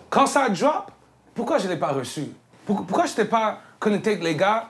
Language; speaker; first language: French; native; French